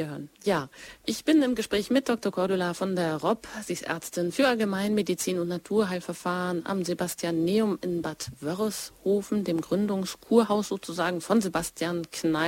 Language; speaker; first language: German; native; German